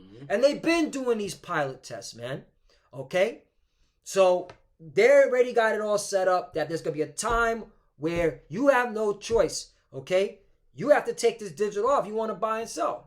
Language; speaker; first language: English; native; English